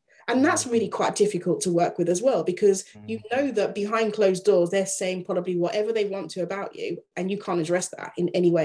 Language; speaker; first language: English; native; English